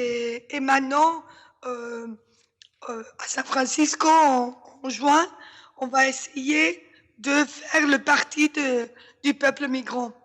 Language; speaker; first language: French; non-native, fluent; Spanish